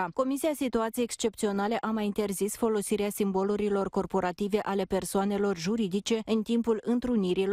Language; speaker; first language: Romanian; native; Romanian